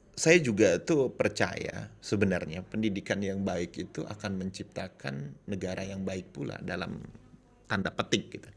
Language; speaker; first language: Indonesian; native; Indonesian